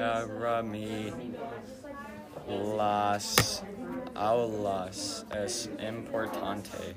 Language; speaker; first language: Spanish; non-native, learner; English